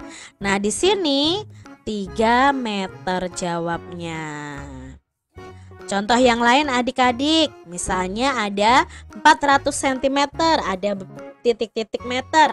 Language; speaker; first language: Indonesian; native; Indonesian